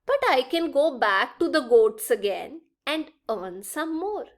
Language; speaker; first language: English; non-native, local second language; Punjabi